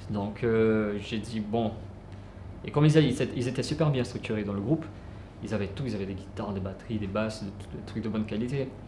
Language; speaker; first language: French; early bilingual, other home language; Portuguese